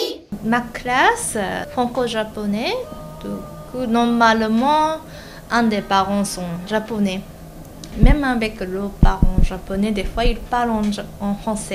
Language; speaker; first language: French; non-native, fluent; Japanese